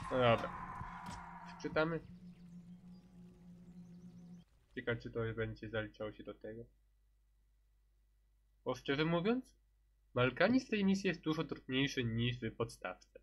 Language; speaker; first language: Polish; native; Polish